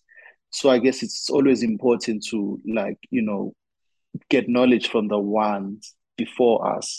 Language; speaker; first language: English; non-native, local second language; Zulu